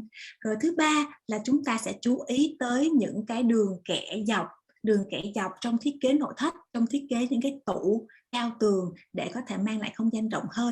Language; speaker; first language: Vietnamese; native; Vietnamese